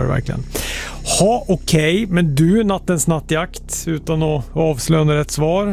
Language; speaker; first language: Swedish; native; Swedish